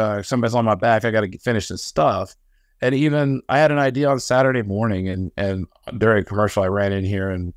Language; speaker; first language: English; native; English